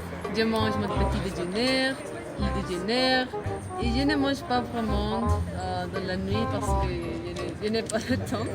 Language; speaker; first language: French; non-native, learner; Spanish